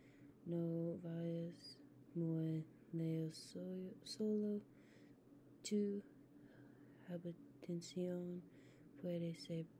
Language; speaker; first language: Spanish; non-native, learner; English